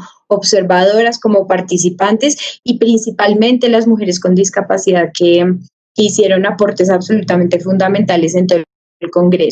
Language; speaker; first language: Spanish; native; Spanish